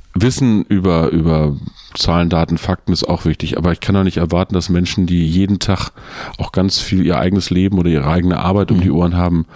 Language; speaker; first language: German; native; German